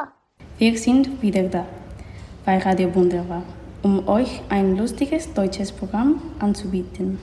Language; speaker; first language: German; non-native, learner; Spanish